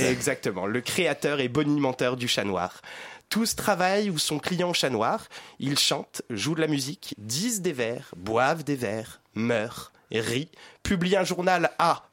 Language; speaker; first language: French; native; French